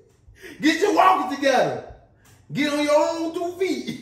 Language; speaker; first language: English; native; English